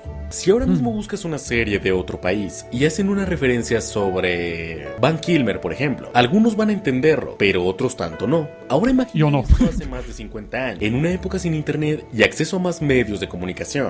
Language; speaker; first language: Spanish; native; Spanish